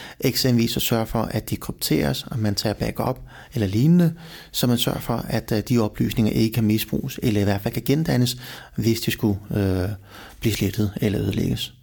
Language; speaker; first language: Danish; early bilingual, other home language; Persian